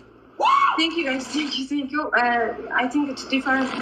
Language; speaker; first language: English; non-native, learner; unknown